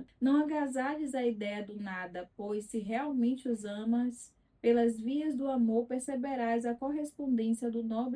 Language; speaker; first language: Portuguese; native; Portuguese